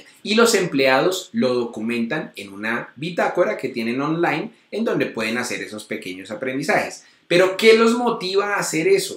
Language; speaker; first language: Spanish; native; Spanish